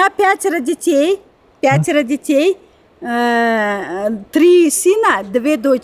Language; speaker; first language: Russian; non-native, local second language; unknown